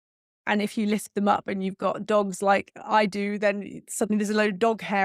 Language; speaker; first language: English; native; English